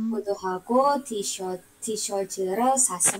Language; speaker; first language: Korean; non-native, learner; Indonesian